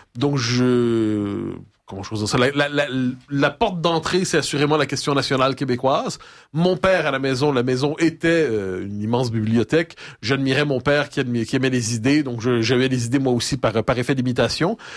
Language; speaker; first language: French; native; French